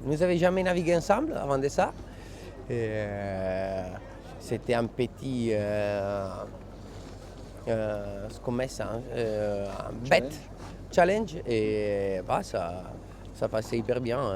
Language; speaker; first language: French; non-native, fluent; Italian